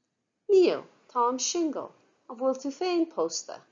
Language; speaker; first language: Irish; non-native, fluent; English